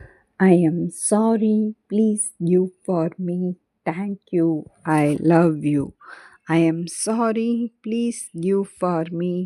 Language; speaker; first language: English; non-native, learner; Tamil